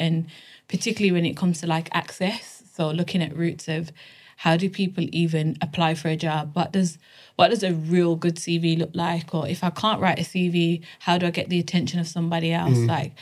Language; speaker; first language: English; native; English